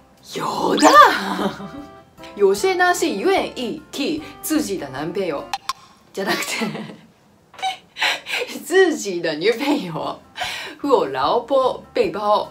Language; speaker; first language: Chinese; non-native, fluent; Japanese